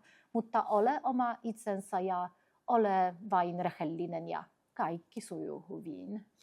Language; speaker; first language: Finnish; non-native, fluent; Polish